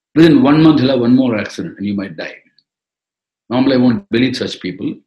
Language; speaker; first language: English; non-native, local second language; Tamil